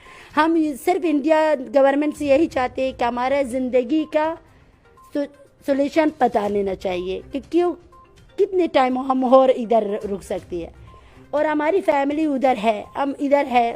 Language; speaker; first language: Hindi; non-native, fluent; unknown